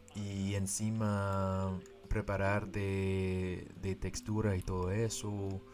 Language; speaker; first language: Spanish; non-native, fluent; English